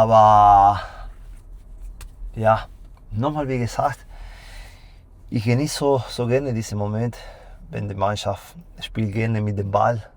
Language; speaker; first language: German; non-native, fluent; Spanish